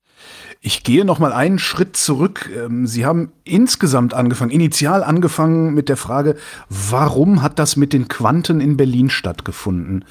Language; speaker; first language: German; native; German